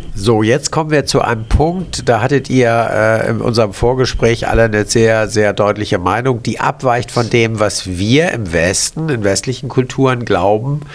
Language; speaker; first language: German; native; German